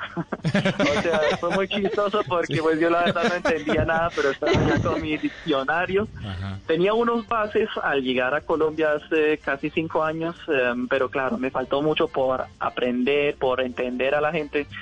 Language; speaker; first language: Spanish; non-native, fluent; German